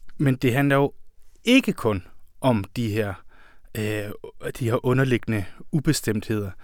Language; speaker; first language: Danish; native; Danish